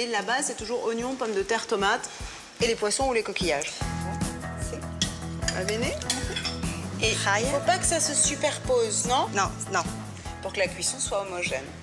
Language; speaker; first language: French; native; French